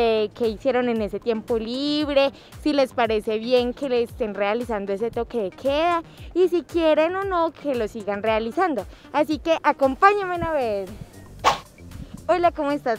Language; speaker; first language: Spanish; native; Spanish